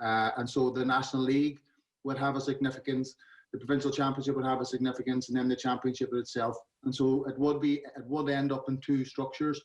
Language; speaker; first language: English; native; English